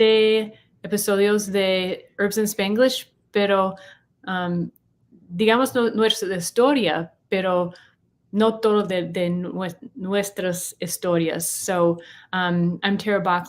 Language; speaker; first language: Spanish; non-native, learner; English